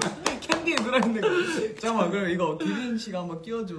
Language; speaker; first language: Korean; native; Korean